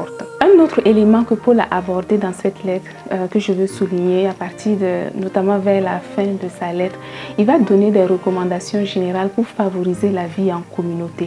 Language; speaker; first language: French; native; French